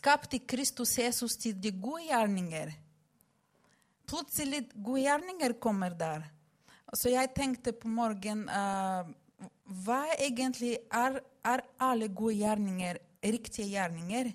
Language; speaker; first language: Swedish; non-native, fluent; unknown